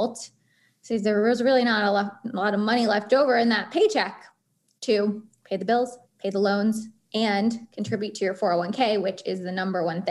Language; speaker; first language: English; native; English